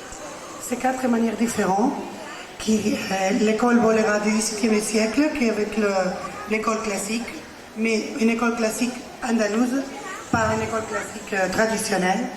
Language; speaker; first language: French; non-native, learner; Spanish